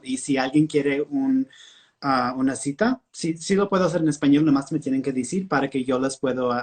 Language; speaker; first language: Spanish; early bilingual, heritage; Spanish